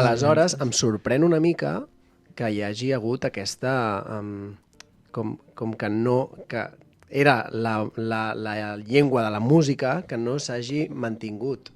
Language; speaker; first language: Catalan; native; Catalan